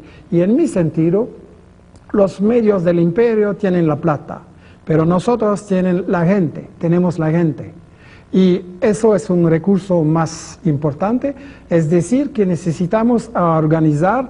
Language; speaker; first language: Spanish; non-native, fluent; French